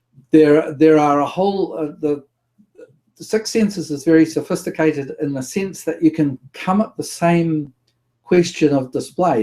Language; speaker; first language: English; native; English